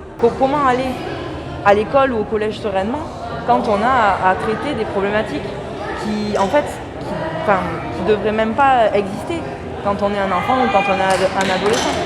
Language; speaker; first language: French; native; French